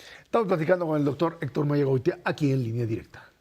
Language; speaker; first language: Spanish; native; Spanish